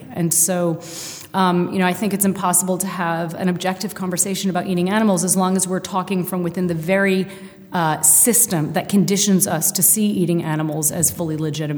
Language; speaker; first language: English; native; English